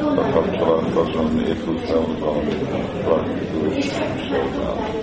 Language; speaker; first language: Hungarian; early bilingual, heritage; Hungarian